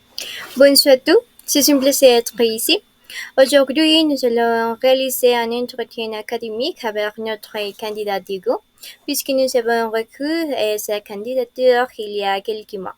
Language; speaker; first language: French; non-native, fluent; Spanish